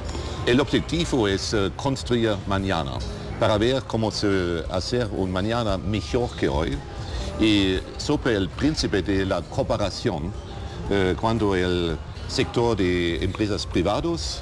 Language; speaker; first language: Spanish; non-native, learner; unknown